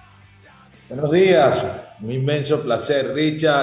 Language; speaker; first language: Spanish; native; Spanish